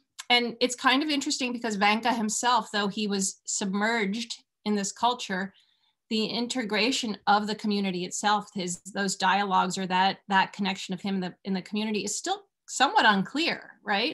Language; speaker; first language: English; early bilingual, other home language; Spanish